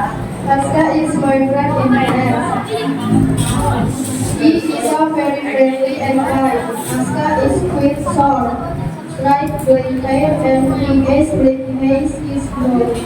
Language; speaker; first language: English; non-native, learner; Indonesian